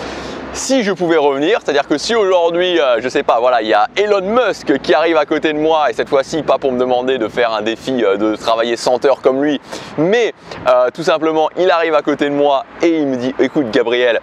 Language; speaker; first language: French; native; French